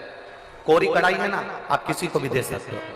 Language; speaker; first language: Hindi; native; Hindi